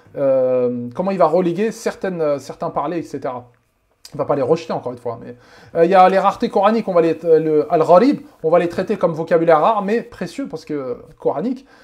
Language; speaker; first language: French; native; French